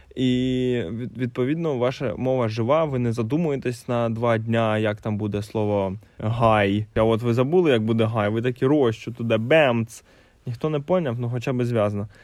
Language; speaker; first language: Ukrainian; non-native, local second language; Russian